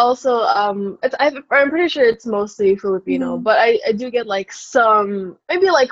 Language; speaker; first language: English; non-native, local second language; Filipino